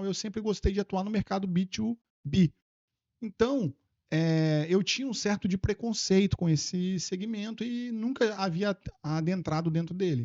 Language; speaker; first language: Portuguese; native; Portuguese